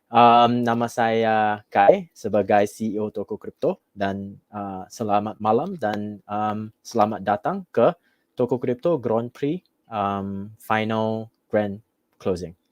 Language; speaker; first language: Indonesian; non-native, fluent; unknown